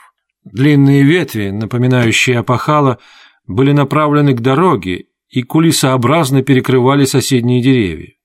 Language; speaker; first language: Russian; native; Russian